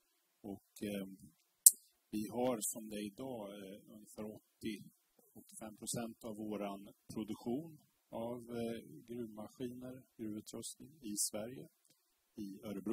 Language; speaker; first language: Swedish; native; Swedish